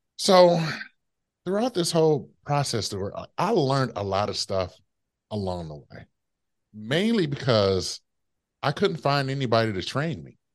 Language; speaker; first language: English; native; English